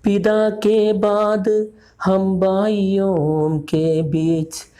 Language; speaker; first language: Hindi; non-native, local second language; Malayalam